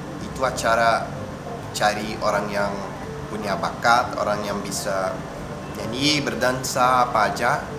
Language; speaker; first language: Indonesian; non-native, fluent; Portuguese